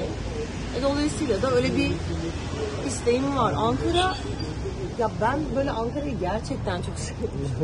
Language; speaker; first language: Turkish; native; Turkish